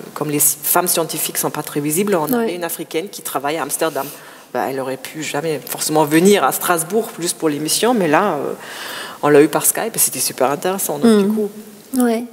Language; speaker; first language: French; non-native, fluent; German